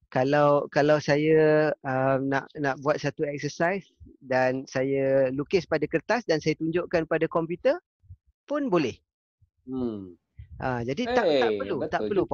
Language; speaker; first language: Malay; native; Malay